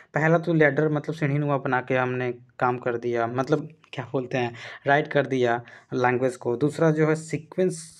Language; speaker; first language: Hindi; native; Hindi